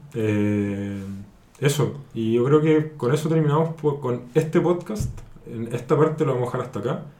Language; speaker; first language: Spanish; native; Spanish